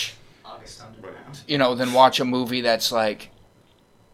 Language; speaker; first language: English; native; English